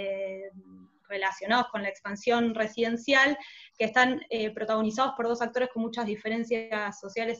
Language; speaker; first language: Spanish; native; Spanish